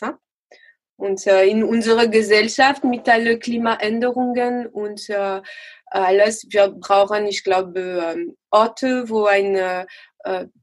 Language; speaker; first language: German; non-native, learner; French